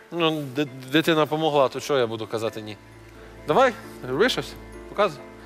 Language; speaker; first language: Ukrainian; native; Ukrainian